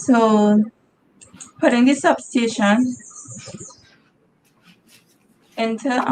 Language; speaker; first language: English; native; English